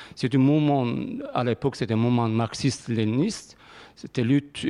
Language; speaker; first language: French; non-native, learner; Kurdish